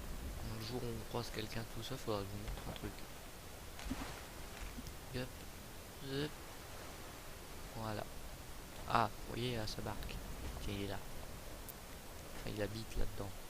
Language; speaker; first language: French; native; French